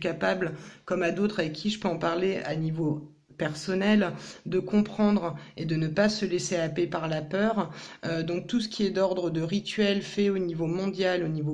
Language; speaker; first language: French; native; French